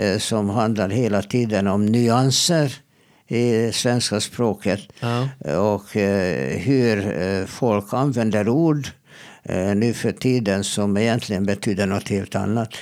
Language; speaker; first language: Swedish; non-native, fluent; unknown